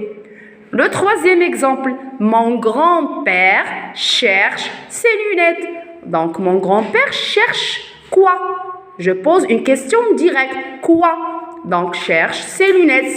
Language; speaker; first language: French; non-native, local second language; Arabic